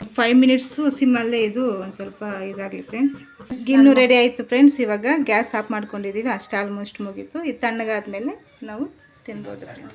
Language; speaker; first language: Kannada; non-native, local second language; Telugu